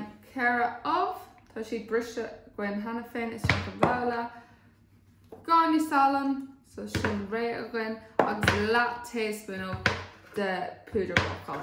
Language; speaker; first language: Irish; non-native, local second language; English